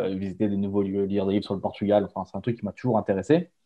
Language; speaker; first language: French; native; French